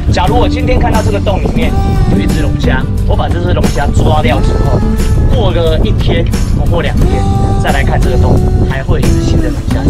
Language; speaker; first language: Chinese; native; Chinese